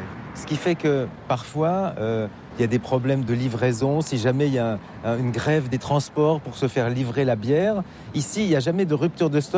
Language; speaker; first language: French; native; French